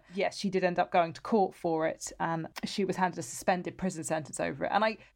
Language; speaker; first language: English; native; English